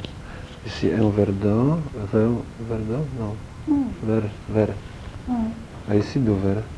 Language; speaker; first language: French; non-native, learner; Polish